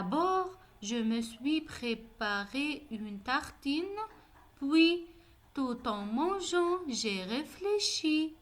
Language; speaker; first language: French; non-native, local second language; Arabic